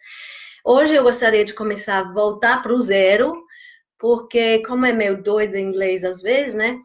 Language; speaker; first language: Portuguese; non-native, fluent; English